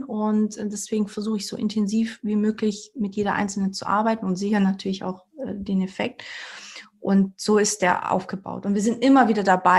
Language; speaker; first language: German; early bilingual, other home language; Portuguese